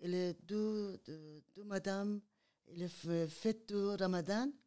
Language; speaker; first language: French; non-native, learner; Persian